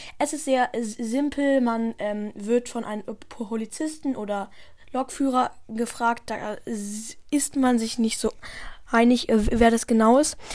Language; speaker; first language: German; native; German